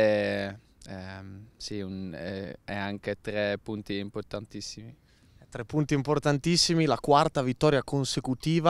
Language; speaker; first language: Italian; native; Italian